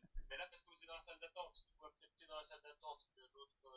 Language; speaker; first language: French; native; French